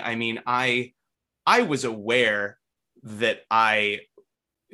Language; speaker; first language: English; native; English